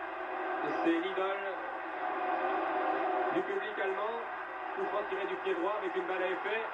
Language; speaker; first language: French; native; French